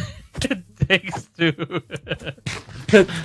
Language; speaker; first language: English; native; English